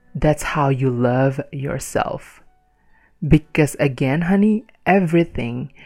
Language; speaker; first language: English; non-native, fluent; Indonesian